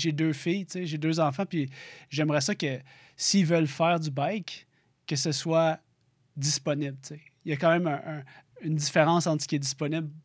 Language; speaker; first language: French; native; French